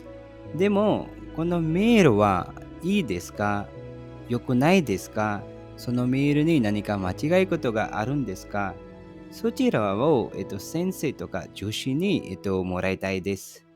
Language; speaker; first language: Japanese; non-native, fluent; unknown